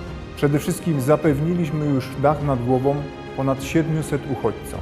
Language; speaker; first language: Polish; native; Polish